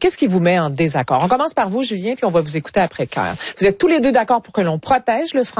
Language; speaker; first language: French; native; French